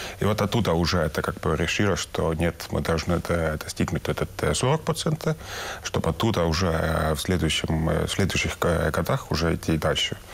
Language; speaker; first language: Russian; non-native, local second language; Estonian